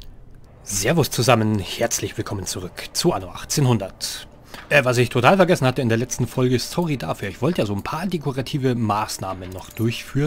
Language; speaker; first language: German; native; German